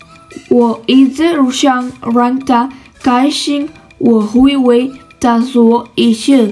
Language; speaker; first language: Chinese; non-native, learner; Spanish